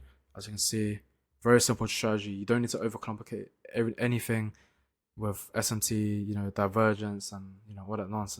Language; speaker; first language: English; native; English